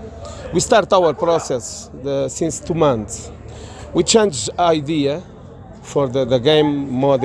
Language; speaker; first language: English; non-native, learner; Portuguese